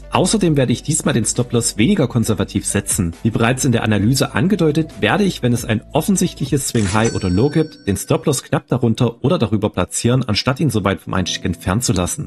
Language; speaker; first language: German; native; German